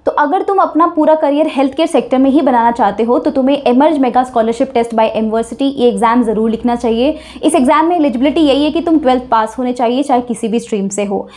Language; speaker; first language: Hindi; native; Hindi